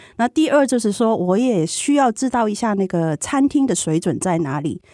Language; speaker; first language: Chinese; non-native, fluent; Cantonese